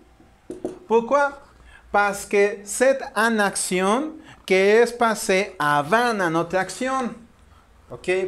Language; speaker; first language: French; non-native, learner; Spanish